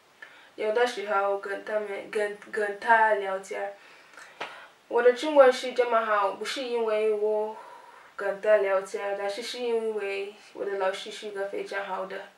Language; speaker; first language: Chinese; non-native, learner; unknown